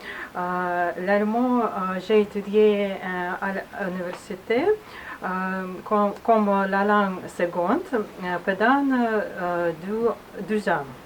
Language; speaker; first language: French; non-native, learner; Russian